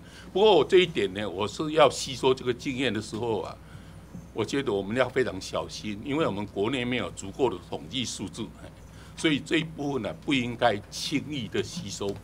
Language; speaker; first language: Chinese; native; Chinese